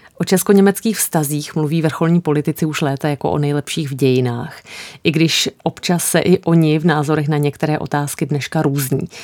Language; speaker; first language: Czech; native; Czech